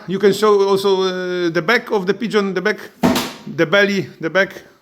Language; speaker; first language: English; non-native, learner; Polish